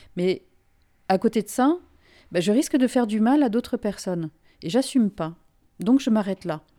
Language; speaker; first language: French; non-native, local second language; Finnish